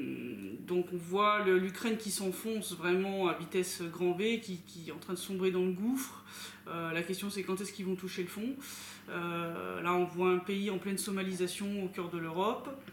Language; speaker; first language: French; native; French